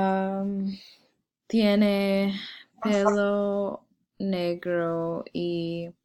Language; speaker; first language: Spanish; non-native, learner; English